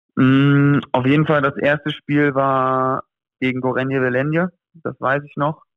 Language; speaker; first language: German; native; German